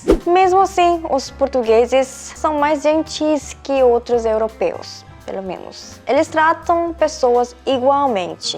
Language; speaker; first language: Portuguese; non-native, fluent; Korean